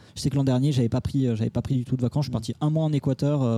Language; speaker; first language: French; native; French